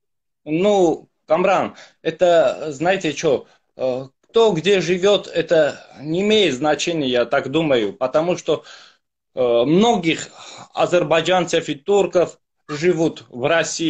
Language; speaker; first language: Russian; non-native, fluent; Armenian